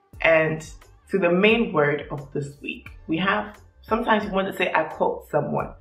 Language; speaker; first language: English; non-native, local second language; Akan